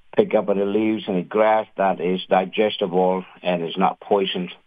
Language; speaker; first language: English; non-native, fluent; Khmer